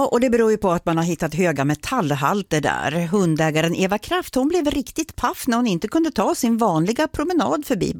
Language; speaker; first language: Swedish; native; Swedish